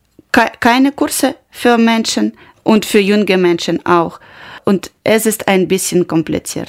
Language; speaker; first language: German; non-native, learner; Ukrainian